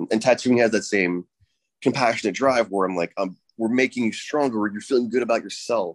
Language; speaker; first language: English; native; English